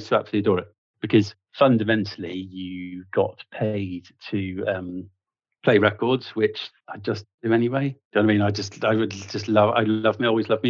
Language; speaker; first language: English; native; English